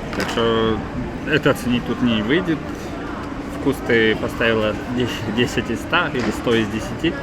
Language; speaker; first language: Russian; native; Russian